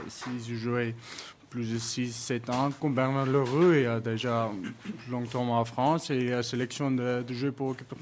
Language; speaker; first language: French; non-native, learner; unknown